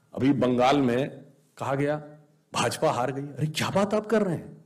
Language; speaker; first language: Hindi; native; Hindi